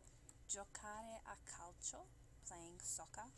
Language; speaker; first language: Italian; non-native, fluent; English